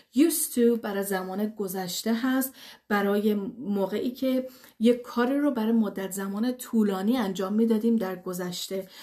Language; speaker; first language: Persian; non-native, fluent; English